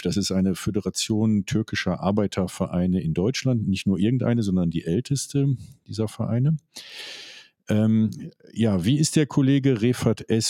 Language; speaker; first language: German; native; German